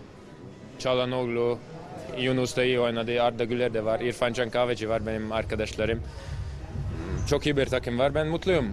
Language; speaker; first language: Turkish; non-native, learner; Hungarian